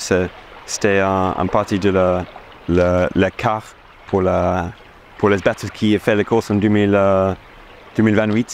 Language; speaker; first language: French; non-native, fluent; English